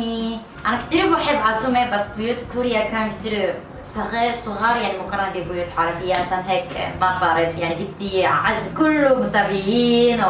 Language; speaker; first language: Arabic; non-native, learner; Korean